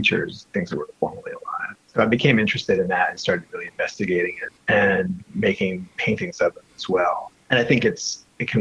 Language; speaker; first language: English; native; English